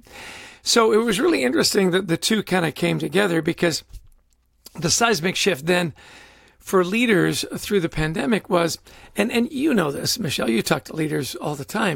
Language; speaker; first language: English; native; English